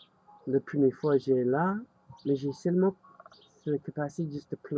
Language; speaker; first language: French; non-native, learner; English